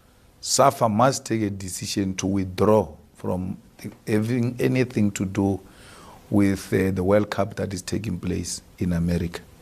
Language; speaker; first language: English; non-native, local second language; Northern Sotho